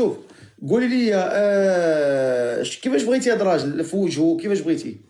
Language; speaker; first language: Arabic; native; Arabic